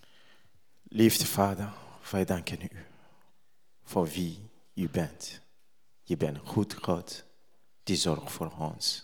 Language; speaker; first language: Dutch; non-native, learner; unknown